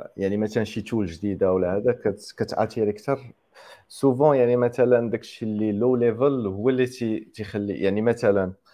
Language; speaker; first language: Arabic; native; Arabic